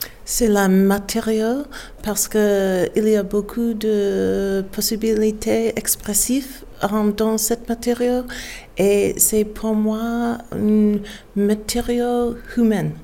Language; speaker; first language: French; non-native, learner; English